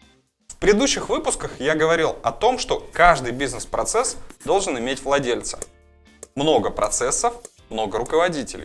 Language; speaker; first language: Russian; native; Russian